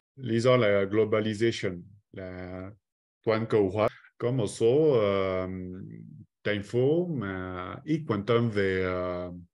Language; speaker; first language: Vietnamese; non-native, fluent; French